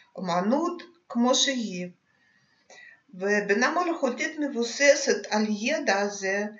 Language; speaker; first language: Hebrew; non-native, fluent; Russian